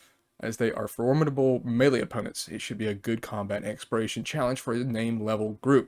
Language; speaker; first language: English; native; English